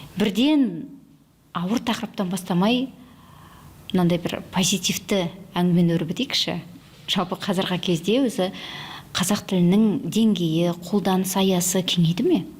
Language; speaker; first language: Kazakh; native; Kazakh